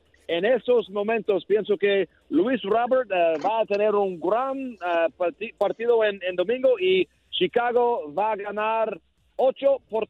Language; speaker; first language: Spanish; non-native, learner; English